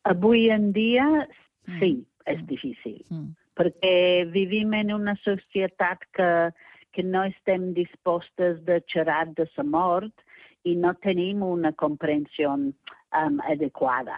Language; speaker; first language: Catalan; non-native, fluent; English